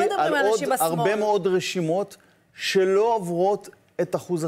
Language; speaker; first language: Hebrew; native; Hebrew